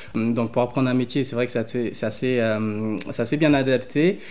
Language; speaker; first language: French; early bilingual, other home language; English